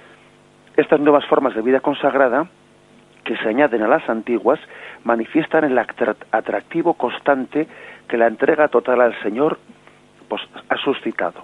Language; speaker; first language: Spanish; native; Spanish